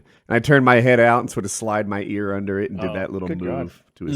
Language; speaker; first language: English; native; English